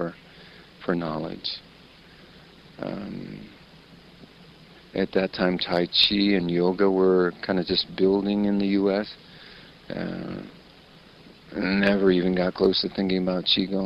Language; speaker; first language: English; native; English